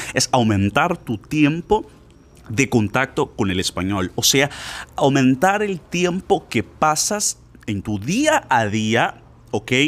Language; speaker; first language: Spanish; non-native, fluent; Portuguese